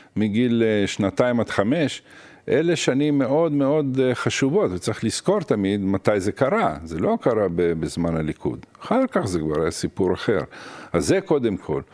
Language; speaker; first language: Hebrew; early bilingual, other home language; Arabic